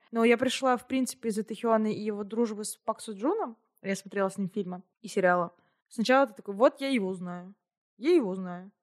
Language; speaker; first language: Russian; native; Russian